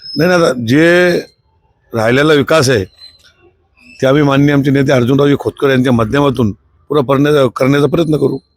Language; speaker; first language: Marathi; native; Marathi